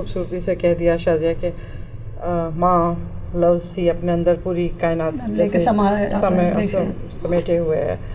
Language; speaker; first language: Urdu; native; Urdu